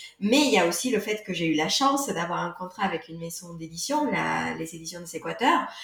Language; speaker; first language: French; non-native, fluent; Spanish